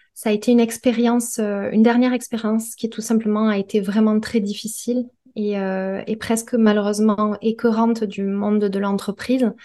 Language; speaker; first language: French; native; French